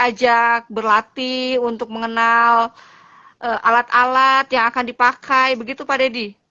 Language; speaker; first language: Indonesian; native; Indonesian